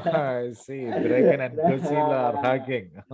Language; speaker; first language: English; non-native, fluent; Indonesian